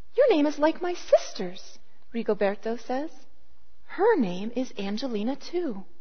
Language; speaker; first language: English; native; English